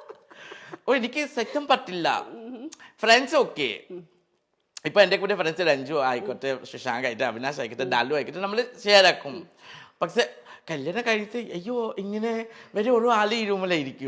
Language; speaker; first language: Malayalam; non-native, fluent; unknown